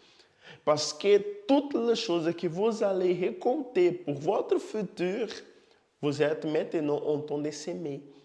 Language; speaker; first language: French; non-native, fluent; Portuguese